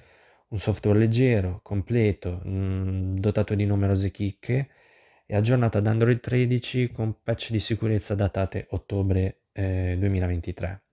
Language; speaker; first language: Italian; native; Italian